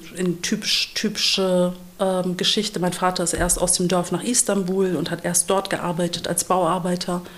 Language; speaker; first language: German; native; German